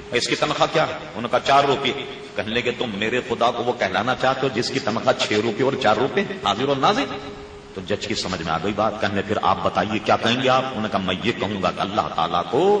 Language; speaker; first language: Urdu; native; Urdu